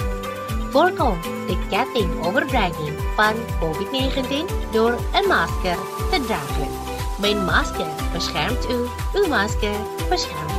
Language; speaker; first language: Dutch; non-native, fluent; Indonesian